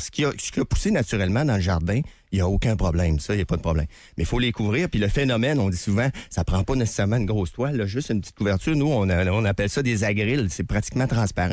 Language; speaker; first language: French; native; French